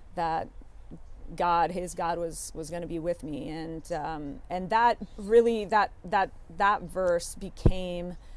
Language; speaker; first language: English; native; English